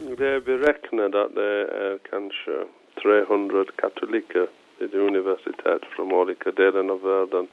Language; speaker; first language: Swedish; non-native, fluent; English